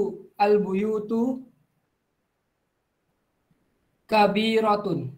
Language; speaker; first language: Arabic; non-native, learner; Indonesian